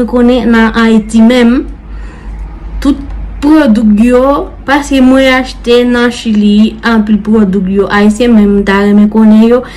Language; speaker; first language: Haitian Creole; non-native, learner; Spanish